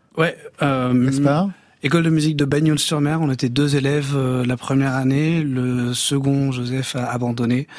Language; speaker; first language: French; native; French